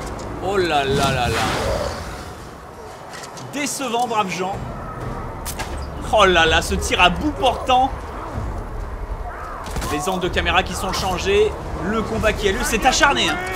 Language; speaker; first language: French; native; French